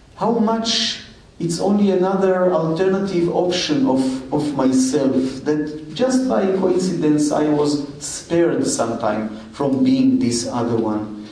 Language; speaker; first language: English; non-native, fluent; Hebrew